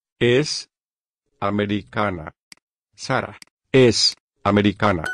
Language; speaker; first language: Spanish; non-native, learner; Vietnamese